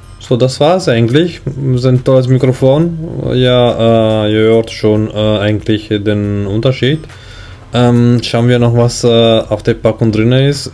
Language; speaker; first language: German; non-native, fluent; Italian